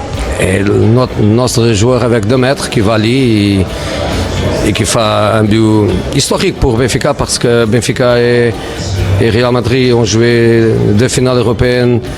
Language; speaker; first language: French; non-native, fluent; Portuguese